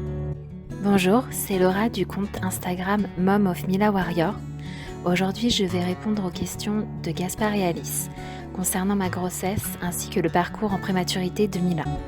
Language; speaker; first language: French; native; French